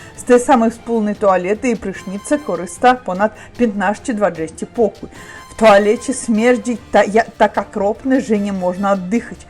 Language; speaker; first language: Polish; non-native, learner; Russian